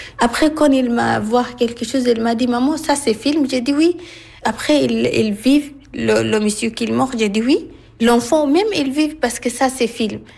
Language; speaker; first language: French; non-native, learner; Arabic